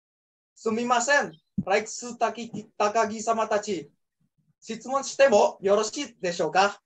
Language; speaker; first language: Japanese; non-native, learner; Indonesian